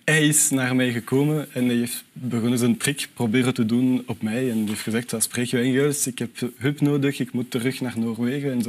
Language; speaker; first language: Dutch; non-native, local second language; French